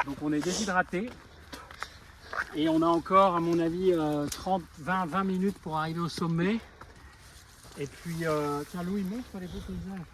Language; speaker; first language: French; native; French